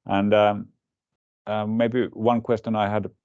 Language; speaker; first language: English; non-native, fluent; Finnish